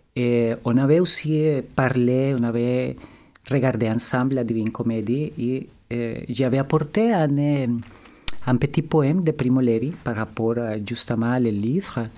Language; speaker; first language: French; non-native, learner; Spanish